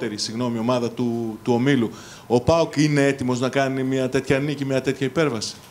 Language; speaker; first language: Greek; native; Greek